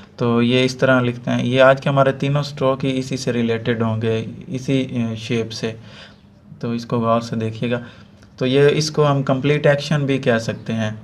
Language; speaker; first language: Urdu; non-native, local second language; Punjabi